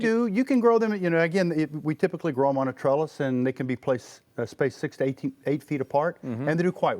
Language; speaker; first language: English; native; English